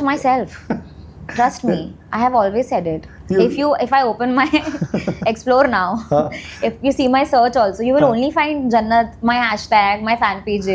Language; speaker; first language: English; non-native, local second language; Hindi